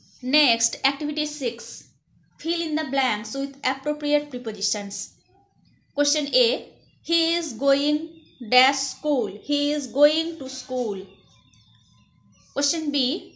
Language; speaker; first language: English; non-native, local second language; Bangla